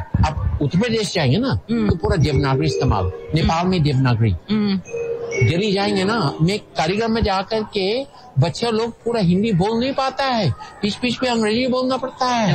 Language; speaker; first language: Hindi; non-native, fluent; English